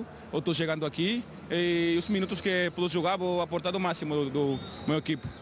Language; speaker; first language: Portuguese; non-native, learner; Spanish